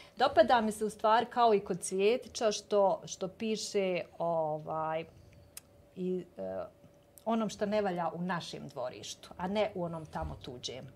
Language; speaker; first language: Bosnian; native; Bosnian